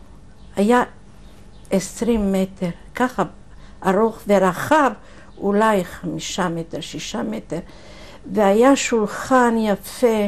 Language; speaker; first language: Hebrew; non-native, fluent; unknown